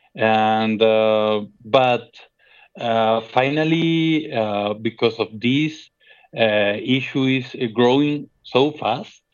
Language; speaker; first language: English; non-native, fluent; Spanish